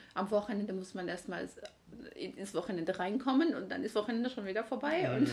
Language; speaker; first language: German; non-native, fluent; Georgian